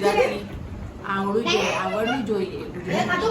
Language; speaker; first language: Gujarati; non-native, local second language; Marathi